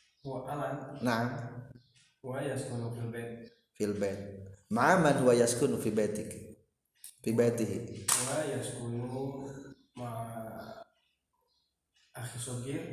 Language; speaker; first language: Arabic; non-native, learner; Indonesian